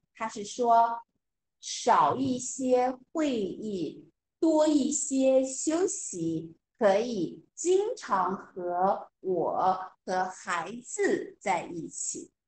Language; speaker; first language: Chinese; non-native, fluent; English